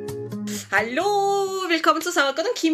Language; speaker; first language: German; native; German